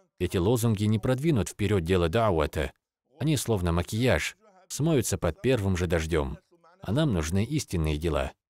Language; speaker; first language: Russian; non-native, local second language; Avaric